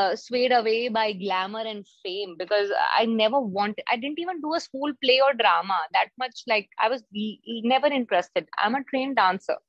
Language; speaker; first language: English; non-native, local second language; Hindi